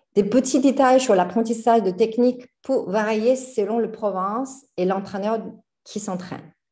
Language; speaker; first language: French; non-native, fluent; Chinese